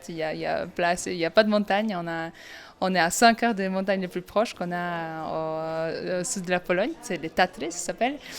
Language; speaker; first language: French; non-native, fluent; Polish